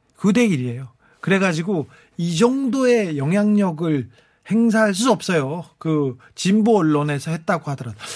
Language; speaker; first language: Korean; native; Korean